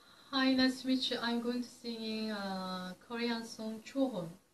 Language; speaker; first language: English; non-native, learner; Korean